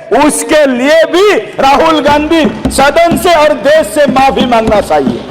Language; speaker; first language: Hindi; non-native, local second language; Assamese